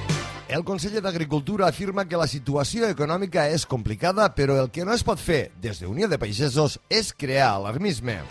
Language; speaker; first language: Catalan; native; Catalan